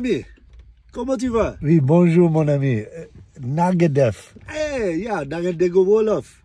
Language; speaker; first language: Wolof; non-native, fluent; English